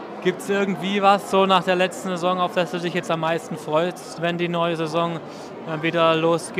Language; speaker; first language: German; native; German